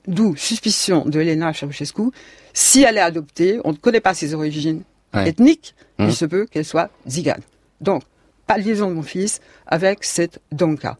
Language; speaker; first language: French; native; French